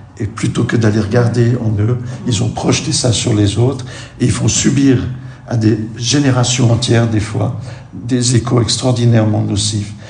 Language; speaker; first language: French; native; French